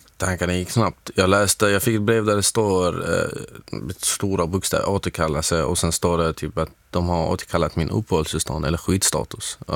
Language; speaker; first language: Swedish; non-native, fluent; Arabic